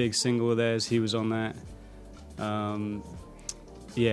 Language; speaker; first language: English; native; English